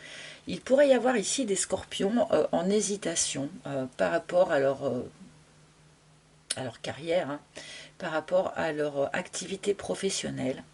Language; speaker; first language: French; native; French